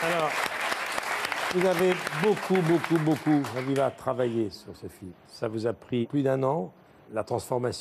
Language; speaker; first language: French; native; French